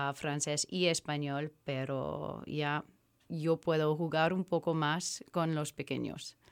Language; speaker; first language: Spanish; non-native, fluent; French